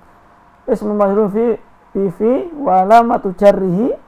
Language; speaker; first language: Arabic; non-native, fluent; Indonesian